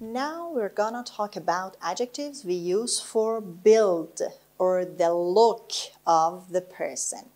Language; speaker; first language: English; non-native, fluent; Persian